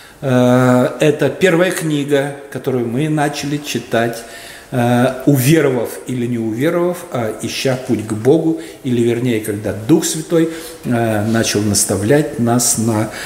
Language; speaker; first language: Russian; native; Russian